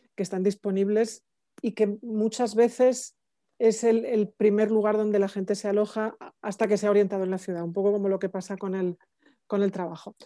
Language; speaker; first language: Spanish; native; Spanish